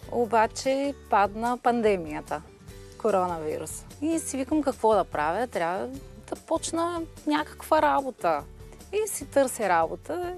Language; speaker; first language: Bulgarian; early bilingual, heritage; Bulgarian